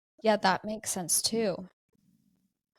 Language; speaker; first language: English; native; English